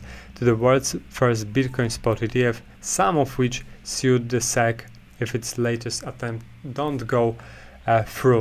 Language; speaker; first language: English; non-native, fluent; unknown